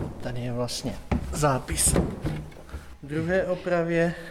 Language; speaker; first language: Czech; native; Czech